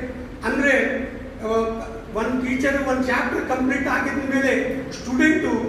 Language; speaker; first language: Kannada; non-native, learner; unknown